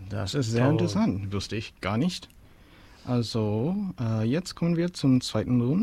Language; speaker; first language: German; non-native, fluent; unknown